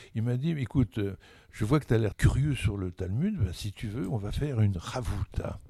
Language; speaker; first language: French; native; French